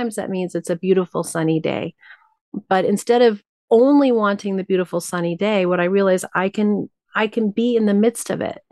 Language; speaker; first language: English; native; English